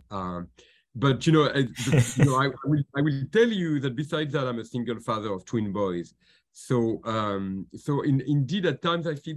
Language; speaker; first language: English; non-native, fluent; French